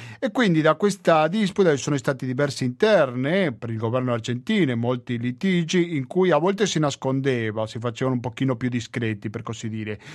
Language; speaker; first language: Italian; non-native, fluent; Spanish